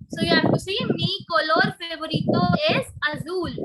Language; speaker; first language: Spanish; non-native, learner; Hindi